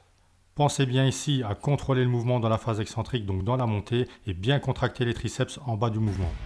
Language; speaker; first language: French; native; French